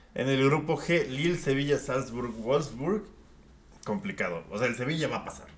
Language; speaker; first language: Spanish; native; Spanish